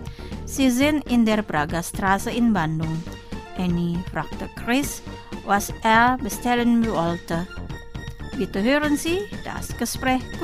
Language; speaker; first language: German; non-native, fluent; Indonesian